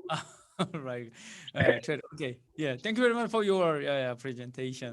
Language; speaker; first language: English; non-native, fluent; Korean